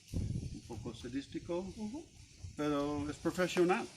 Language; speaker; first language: Spanish; non-native, learner; English